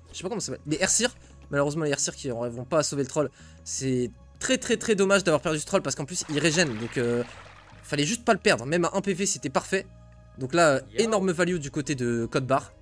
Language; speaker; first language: French; native; French